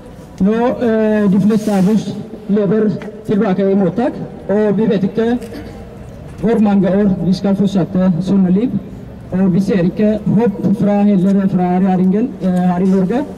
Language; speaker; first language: Norwegian; non-native, fluent; Amharic